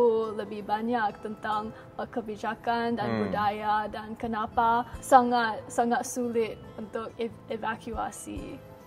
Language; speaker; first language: Indonesian; non-native, learner; Chinese